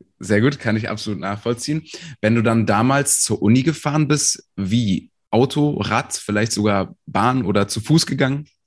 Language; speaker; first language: German; native; German